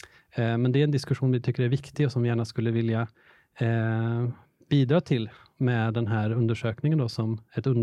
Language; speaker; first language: Swedish; native; Swedish